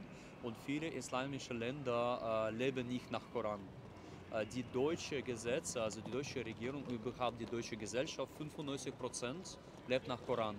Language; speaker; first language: German; non-native, learner; Russian